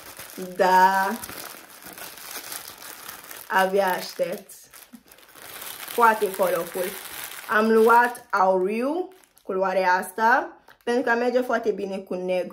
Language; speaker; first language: Romanian; non-native, fluent; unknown